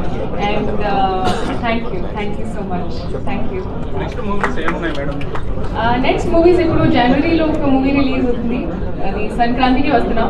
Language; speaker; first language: Telugu; non-native, learner; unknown